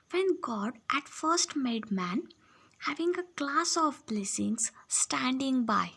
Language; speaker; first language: English; non-native, local second language; Marathi